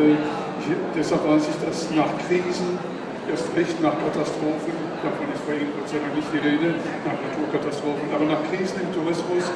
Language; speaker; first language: German; native; German